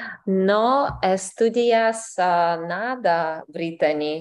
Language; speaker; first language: Spanish; non-native, learner; English